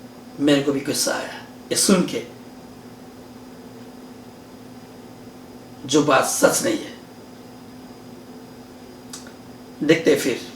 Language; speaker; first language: Hindi; non-native, learner; Nepali